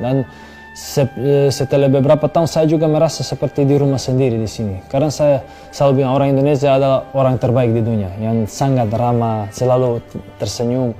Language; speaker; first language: Indonesian; non-native, fluent; Serbian